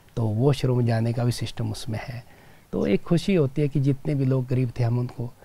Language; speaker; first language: Hindi; native; Hindi